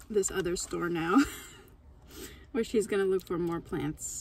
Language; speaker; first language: English; non-native, fluent; Turkish